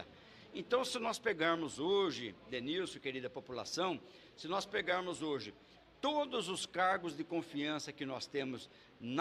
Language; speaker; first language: Portuguese; native; Portuguese